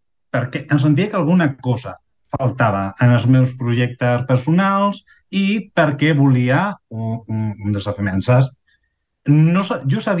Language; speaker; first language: Catalan; non-native, fluent; Spanish